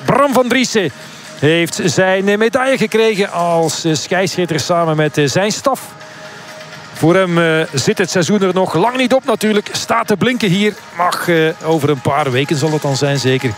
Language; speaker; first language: Dutch; native; Dutch